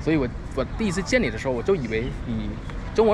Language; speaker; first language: Chinese; non-native, fluent; Thai